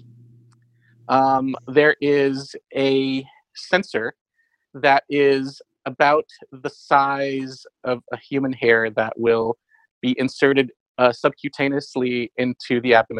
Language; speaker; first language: English; native; English